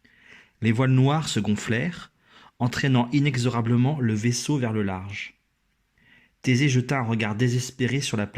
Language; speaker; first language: French; native; French